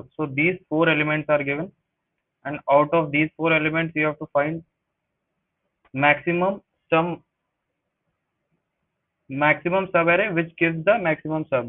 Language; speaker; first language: English; non-native, local second language; Hindi